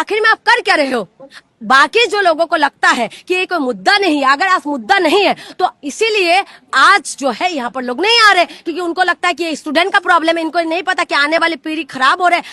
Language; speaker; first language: Hindi; non-native, local second language; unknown